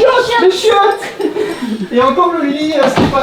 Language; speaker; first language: French; native; French